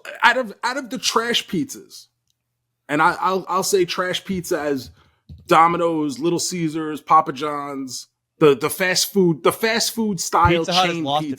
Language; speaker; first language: English; native; English